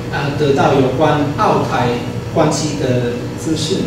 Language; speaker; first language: Chinese; non-native, fluent; English